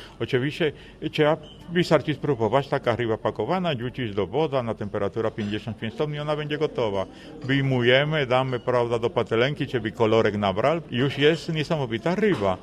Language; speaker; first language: Polish; non-native, fluent; Spanish